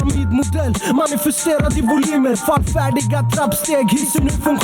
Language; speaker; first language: Swedish; non-native, fluent; Spanish